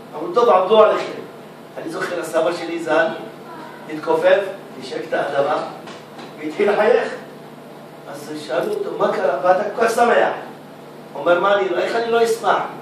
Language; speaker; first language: Hebrew; early bilingual, other home language; Arabic